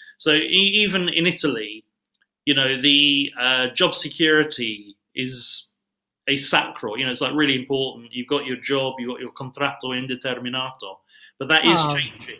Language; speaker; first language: English; native; English